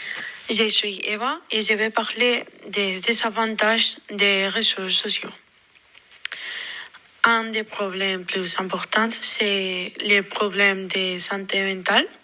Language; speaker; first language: French; non-native, learner; Spanish